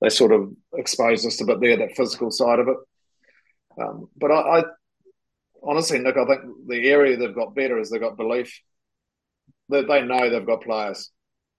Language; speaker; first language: English; native; English